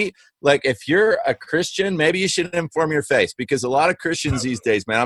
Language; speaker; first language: English; native; English